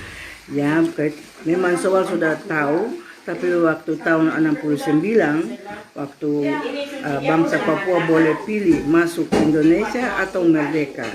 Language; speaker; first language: Indonesian; non-native, local second language; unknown